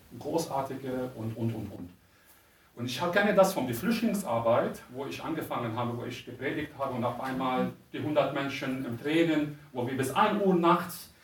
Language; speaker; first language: German; non-native, learner; Arabic